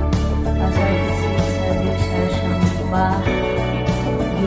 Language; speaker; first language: Turkish; non-native, learner; Filipino